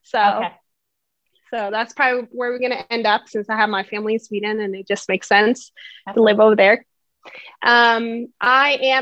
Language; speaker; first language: English; non-native, fluent; Swedish